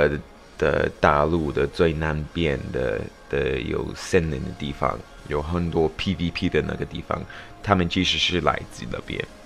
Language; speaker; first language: Chinese; non-native, fluent; English